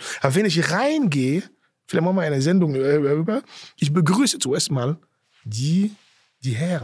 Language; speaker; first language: German; non-native, fluent; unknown